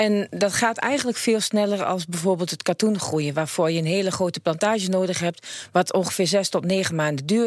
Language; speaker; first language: Dutch; native; Dutch